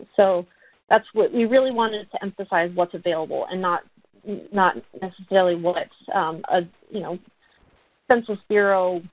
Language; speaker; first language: English; native; English